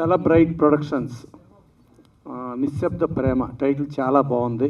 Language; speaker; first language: Telugu; native; Telugu